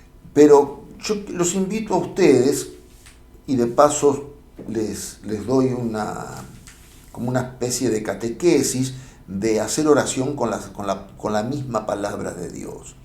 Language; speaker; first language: Spanish; native; Spanish